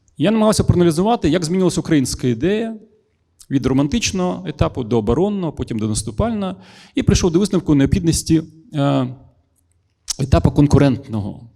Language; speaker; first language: Ukrainian; non-native, local second language; Russian